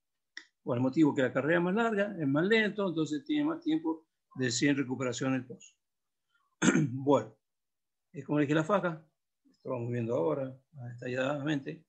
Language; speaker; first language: Spanish; native; Spanish